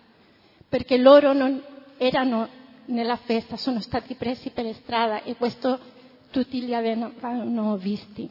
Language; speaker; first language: Italian; non-native, fluent; Spanish